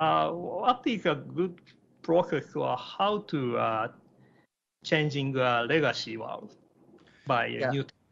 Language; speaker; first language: English; non-native, learner; Japanese